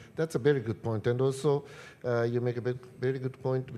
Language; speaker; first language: English; non-native, fluent; Japanese